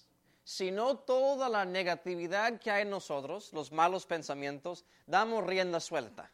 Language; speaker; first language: Spanish; native; Spanish